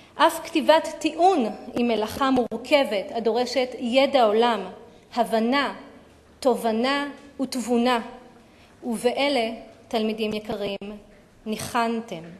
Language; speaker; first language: Hebrew; native; Hebrew